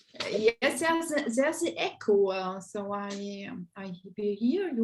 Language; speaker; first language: English; non-native, fluent; German